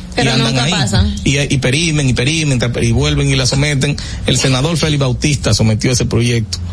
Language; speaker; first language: Spanish; native; Spanish